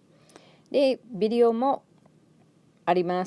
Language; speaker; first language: Japanese; non-native, fluent; English